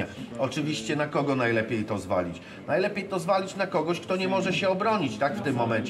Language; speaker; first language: Polish; native; Polish